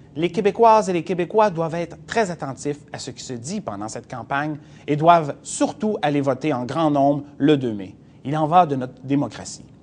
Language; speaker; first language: French; native; French